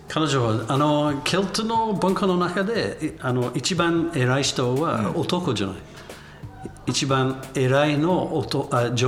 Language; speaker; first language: Japanese; non-native, learner; English